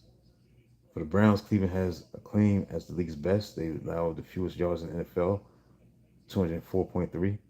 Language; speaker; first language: English; native; English